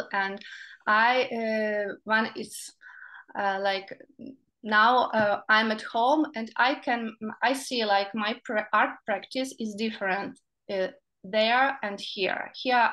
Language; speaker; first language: English; non-native, learner; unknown